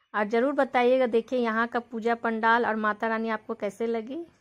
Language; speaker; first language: Hindi; native; Hindi